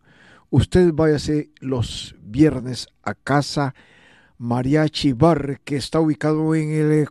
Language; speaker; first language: Spanish; native; Spanish